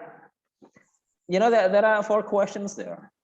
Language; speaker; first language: English; non-native, fluent; Indonesian